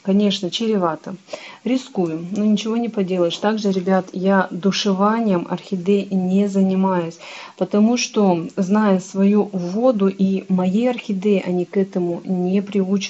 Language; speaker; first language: Russian; native; Russian